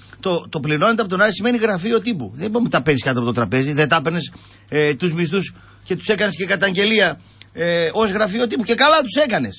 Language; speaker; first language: Greek; native; Greek